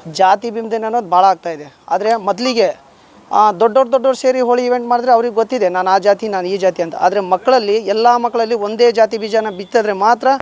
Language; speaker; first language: Kannada; native; Kannada